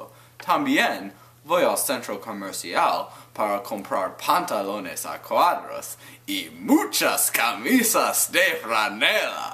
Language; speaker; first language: Spanish; non-native, learner; English